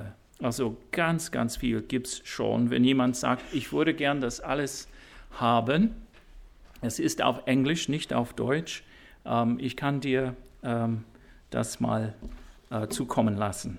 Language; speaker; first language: German; non-native, fluent; English